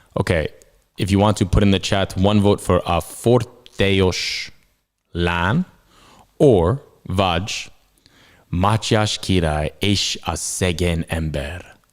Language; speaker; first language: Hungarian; non-native, learner; English